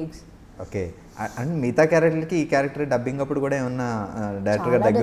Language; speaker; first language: Telugu; native; Telugu